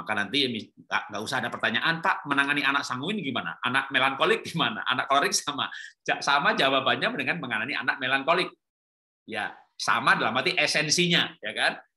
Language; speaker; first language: Indonesian; native; Indonesian